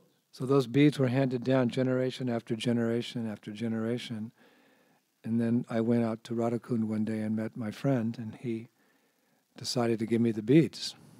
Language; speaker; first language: English; native; English